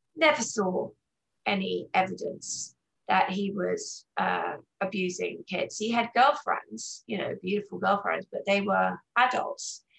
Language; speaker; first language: English; native; English